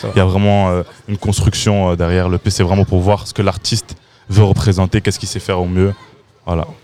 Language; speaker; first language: French; native; French